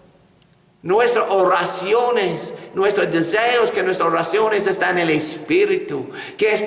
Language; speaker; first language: Spanish; non-native, fluent; English